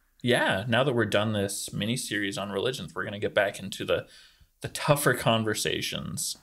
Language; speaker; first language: English; native; English